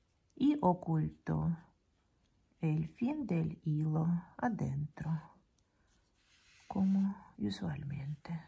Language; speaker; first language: Spanish; non-native, fluent; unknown